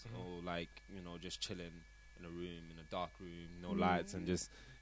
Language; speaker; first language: English; non-native, local second language; Akan